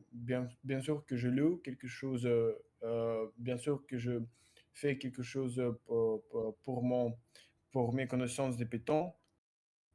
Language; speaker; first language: French; non-native, learner; Russian